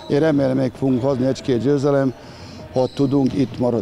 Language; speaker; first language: Hungarian; non-native, fluent; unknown